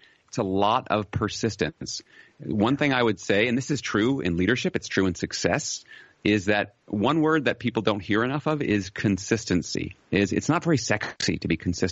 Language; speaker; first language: English; native; English